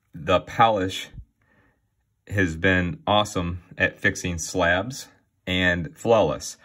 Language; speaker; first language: English; native; English